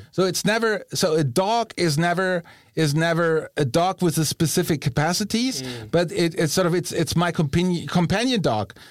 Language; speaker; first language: English; non-native, fluent; German